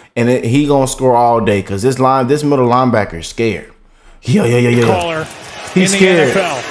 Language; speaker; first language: English; native; English